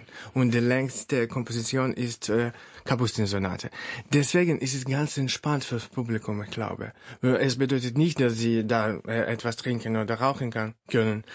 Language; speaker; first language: German; non-native, fluent; Russian